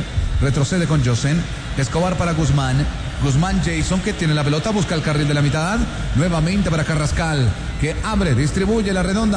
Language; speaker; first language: Spanish; native; Spanish